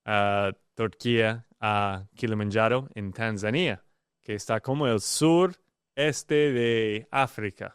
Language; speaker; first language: Spanish; non-native, learner; English